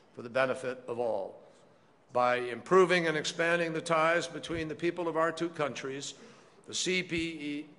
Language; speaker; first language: English; native; English